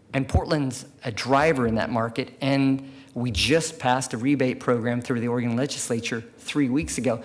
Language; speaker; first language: English; native; English